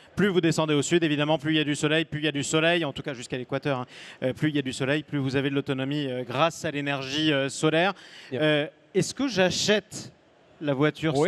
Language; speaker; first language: French; native; French